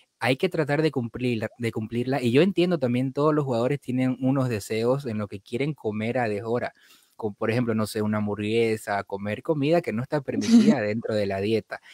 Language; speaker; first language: Spanish; native; Spanish